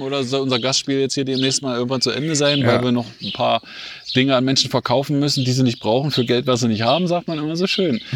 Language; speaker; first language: German; native; German